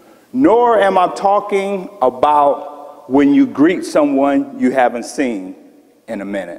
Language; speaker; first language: English; native; English